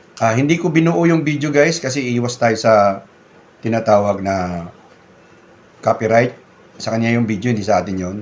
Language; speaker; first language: Filipino; non-native, local second language; Cebuano